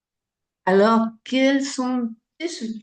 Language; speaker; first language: French; non-native, fluent; Spanish